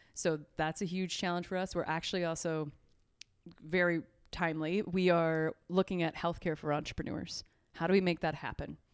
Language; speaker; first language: English; native; English